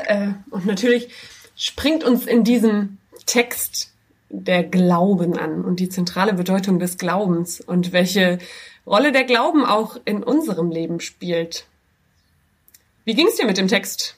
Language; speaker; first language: German; native; German